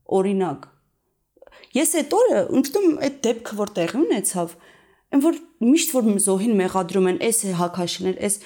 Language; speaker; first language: Armenian; native; Armenian